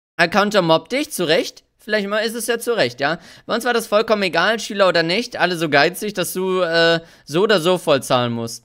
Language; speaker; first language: German; early bilingual, other home language; Hungarian